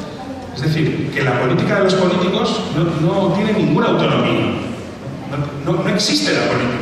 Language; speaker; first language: Spanish; native; Spanish